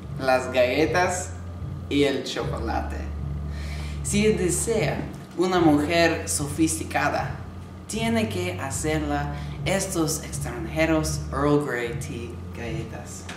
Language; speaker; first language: Spanish; non-native, learner; English